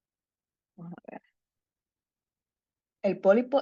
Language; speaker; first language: Spanish; native; Spanish